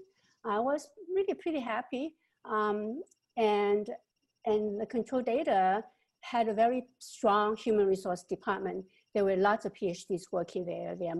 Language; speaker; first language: English; non-native, local second language; Wu Chinese